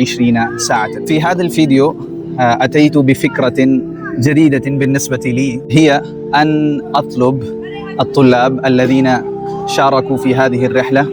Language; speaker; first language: Arabic; non-native, fluent; Urdu